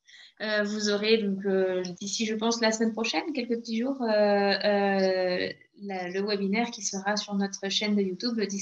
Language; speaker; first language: French; native; French